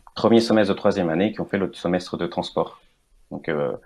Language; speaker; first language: French; non-native, fluent; Spanish